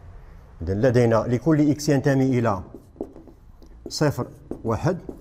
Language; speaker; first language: Arabic; native; Arabic